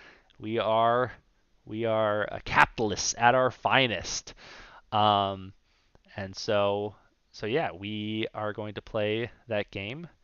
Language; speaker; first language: English; native; English